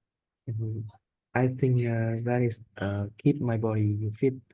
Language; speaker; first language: English; non-native, learner; Vietnamese